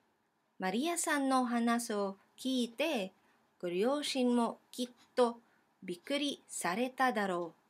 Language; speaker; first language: Japanese; non-native, fluent; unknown